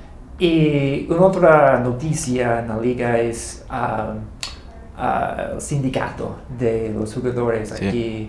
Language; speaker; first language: Spanish; non-native, learner; English